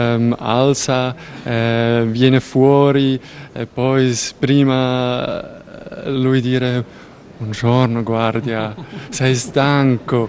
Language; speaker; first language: Italian; non-native, learner; German